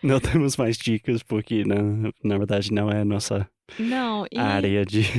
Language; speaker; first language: Portuguese; non-native, fluent; English